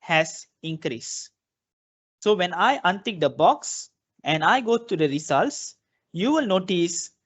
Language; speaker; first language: English; non-native, local second language; Malay